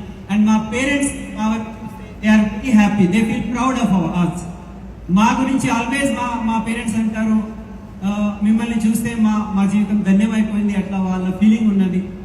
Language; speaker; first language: Telugu; non-native, local second language; Hindi